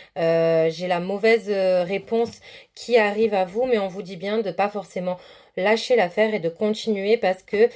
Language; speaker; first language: French; native; French